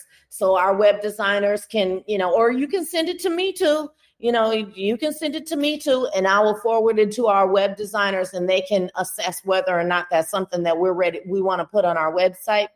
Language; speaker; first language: English; native; English